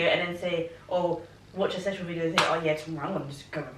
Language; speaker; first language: English; native; English